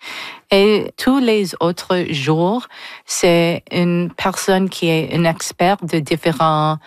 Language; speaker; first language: French; non-native, local second language; English